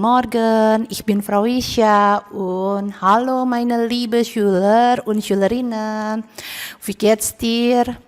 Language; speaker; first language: German; non-native, fluent; Indonesian